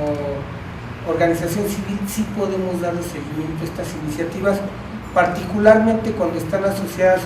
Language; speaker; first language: Spanish; native; Spanish